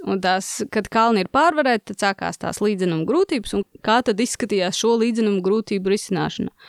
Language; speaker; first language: Latvian; non-native, local second language; Russian